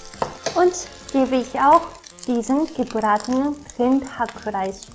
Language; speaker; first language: German; non-native, learner; Japanese